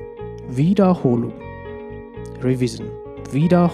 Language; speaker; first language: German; non-native, fluent; Nepali